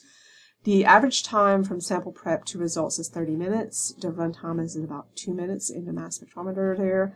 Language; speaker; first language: English; native; English